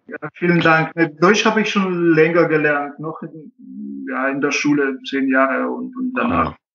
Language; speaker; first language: German; non-native, fluent; Russian